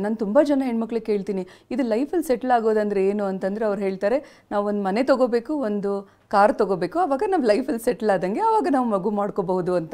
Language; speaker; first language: Kannada; native; Kannada